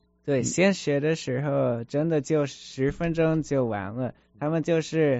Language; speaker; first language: Chinese; early bilingual, heritage; Chinese